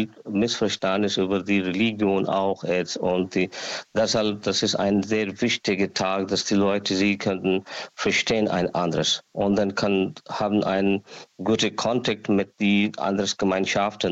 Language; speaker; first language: German; non-native, learner; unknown